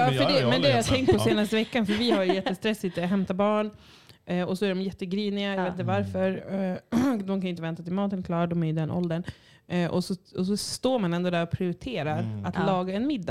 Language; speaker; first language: Swedish; native; Swedish